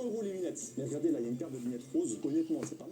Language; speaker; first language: French; native; French